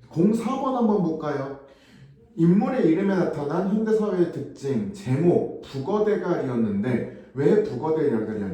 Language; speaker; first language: Korean; native; Korean